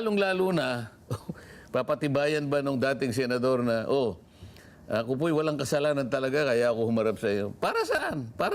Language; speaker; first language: Filipino; native; Filipino